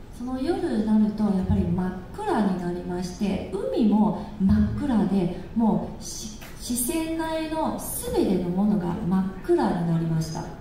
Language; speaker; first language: Japanese; non-native, fluent; Chinese